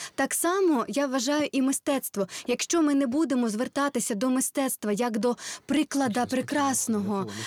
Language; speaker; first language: Ukrainian; non-native, local second language; Russian